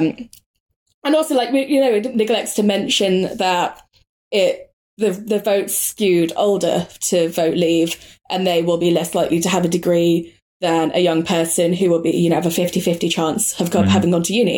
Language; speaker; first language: English; native; English